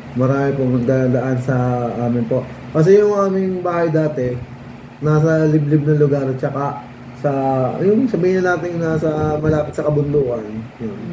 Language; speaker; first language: Filipino; native; Filipino